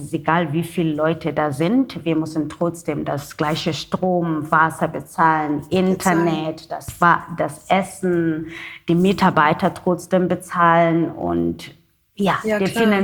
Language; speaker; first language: German; non-native, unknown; Xhosa